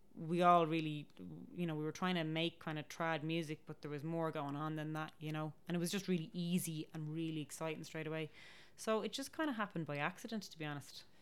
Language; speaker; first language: English; native; English